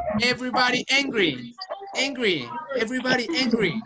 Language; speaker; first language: English; non-native, fluent; Spanish